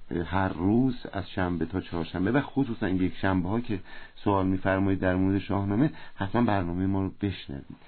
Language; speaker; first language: Persian; native; Persian